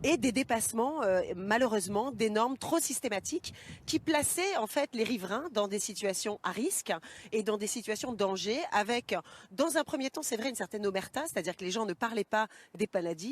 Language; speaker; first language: French; native; French